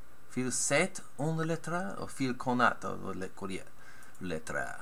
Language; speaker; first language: French; non-native, learner; English